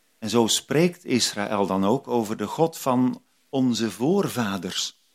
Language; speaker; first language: Dutch; native; Dutch